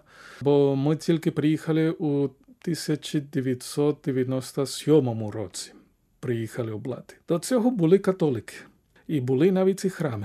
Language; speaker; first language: Ukrainian; non-native, fluent; Spanish